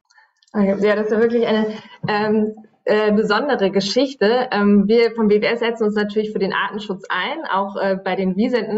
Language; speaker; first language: German; native; German